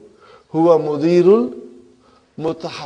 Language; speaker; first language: Arabic; non-native, fluent; English